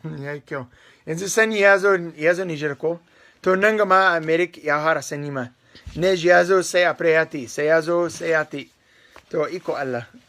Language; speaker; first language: Hausa; non-native, learner; English